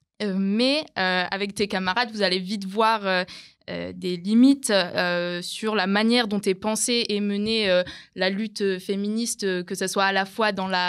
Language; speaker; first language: French; native; French